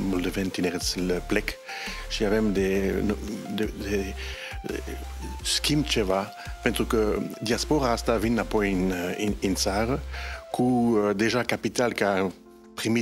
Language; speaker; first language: Romanian; non-native, learner; French